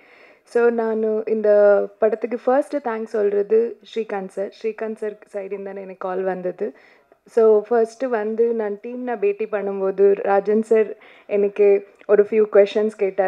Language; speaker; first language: Tamil; non-native, learner; Kannada